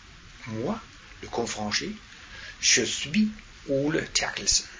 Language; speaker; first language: French; non-native, fluent; Danish